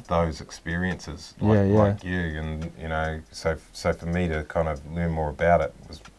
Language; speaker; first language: English; native; English